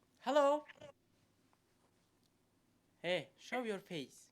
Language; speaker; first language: English; non-native, learner; Turkish